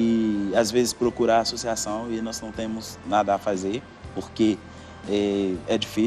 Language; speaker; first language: Portuguese; non-native, fluent; Haitian Creole